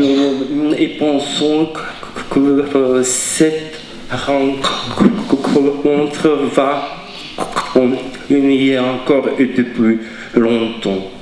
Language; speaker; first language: French; non-native, fluent; Czech